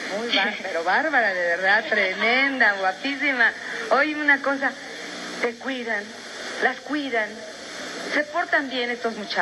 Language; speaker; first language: Spanish; native; Spanish